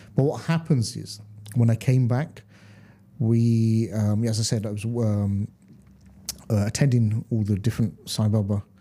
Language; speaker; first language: English; early bilingual, other home language; Hindi